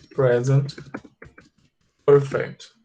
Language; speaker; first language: English; non-native, fluent; Portuguese